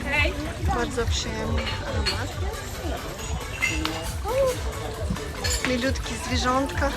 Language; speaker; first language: Polish; non-native, learner; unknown